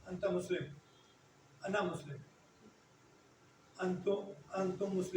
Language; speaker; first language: Arabic; non-native, learner; Urdu